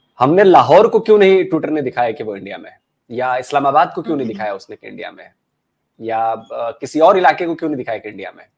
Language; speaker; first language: Hindi; native; Hindi